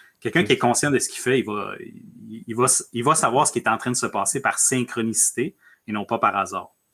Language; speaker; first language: French; early bilingual, other home language; Spanish